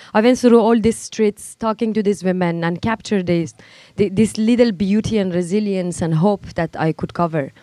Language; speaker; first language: English; non-native, fluent; Persian